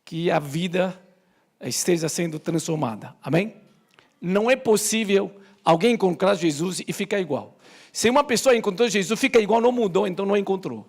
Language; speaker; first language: Portuguese; native; Portuguese